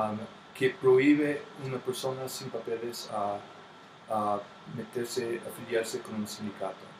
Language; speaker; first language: Spanish; non-native, fluent; English